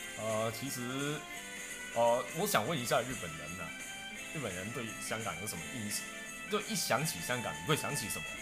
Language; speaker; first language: Chinese; non-native, local second language; Cantonese